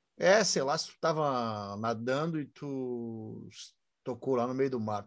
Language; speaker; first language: Portuguese; native; Portuguese